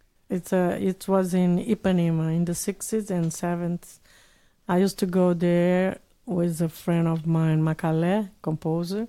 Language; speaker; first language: English; non-native, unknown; Portuguese